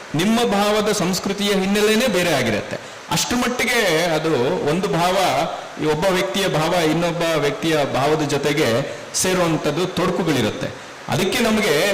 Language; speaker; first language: Kannada; non-native, local second language; Telugu